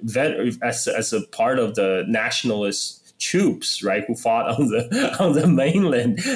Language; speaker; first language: English; non-native, fluent; Chinese